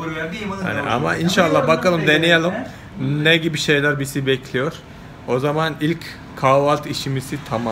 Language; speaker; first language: Turkish; non-native, fluent; Malayalam